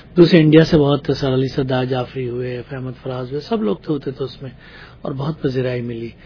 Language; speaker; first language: Urdu; native; Urdu